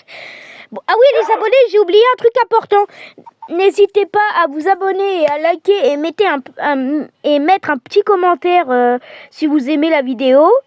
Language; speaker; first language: French; native; French